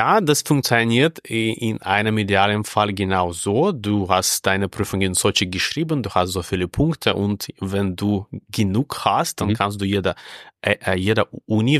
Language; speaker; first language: German; non-native, fluent; Russian